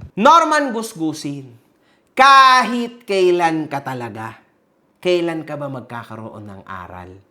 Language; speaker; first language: Filipino; early bilingual, heritage; Filipino